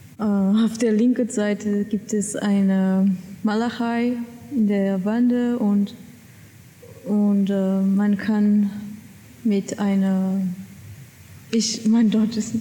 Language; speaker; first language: German; non-native, learner; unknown